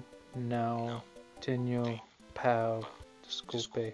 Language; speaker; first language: Portuguese; non-native, learner; English